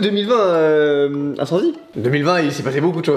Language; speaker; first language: French; native; French